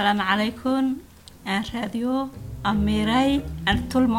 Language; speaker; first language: French; non-native, learner; Somali